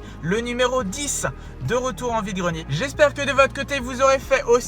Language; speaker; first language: French; native; French